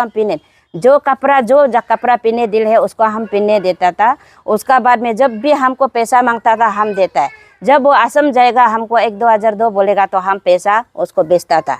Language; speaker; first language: Hindi; non-native, local second language; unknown